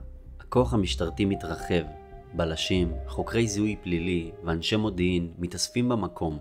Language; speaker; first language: Hebrew; native; Hebrew